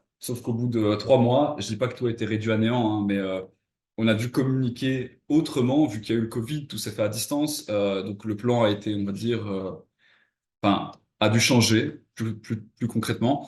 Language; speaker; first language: French; native; French